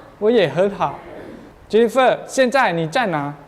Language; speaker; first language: Chinese; non-native, learner; Thai